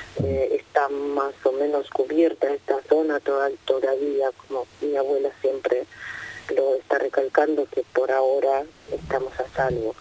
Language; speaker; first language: Spanish; non-native, fluent; Ukrainian